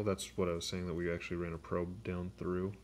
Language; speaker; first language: English; native; English